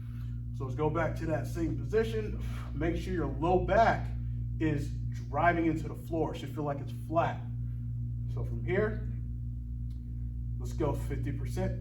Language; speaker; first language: English; native; English